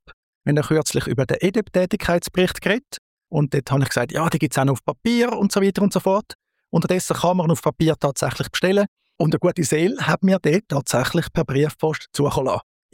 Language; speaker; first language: German; native; German